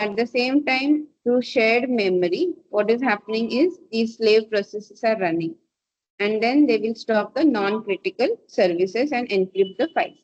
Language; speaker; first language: English; non-native, local second language; Marathi